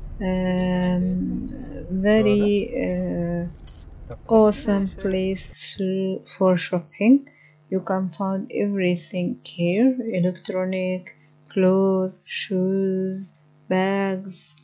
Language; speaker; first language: English; non-native, learner; Arabic